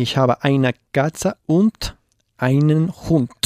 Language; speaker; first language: German; non-native, learner; Spanish